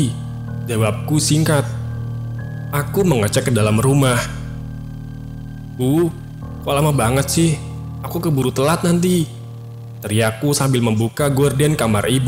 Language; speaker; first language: Indonesian; native; Indonesian